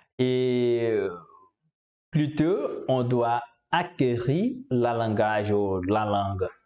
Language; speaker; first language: French; non-native, fluent; Portuguese